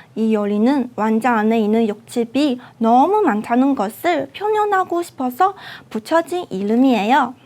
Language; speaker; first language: Korean; non-native, fluent; Chinese